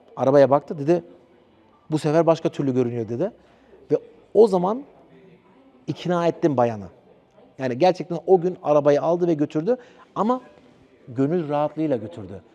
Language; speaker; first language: Turkish; early bilingual, heritage; Turkish